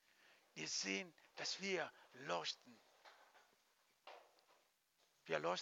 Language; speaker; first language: German; non-native, learner; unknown